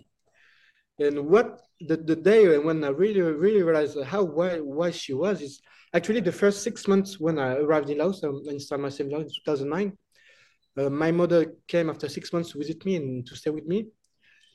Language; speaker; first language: English; non-native, fluent; French